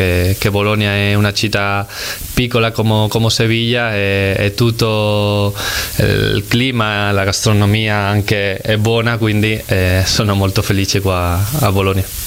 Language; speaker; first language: Italian; non-native, fluent; Spanish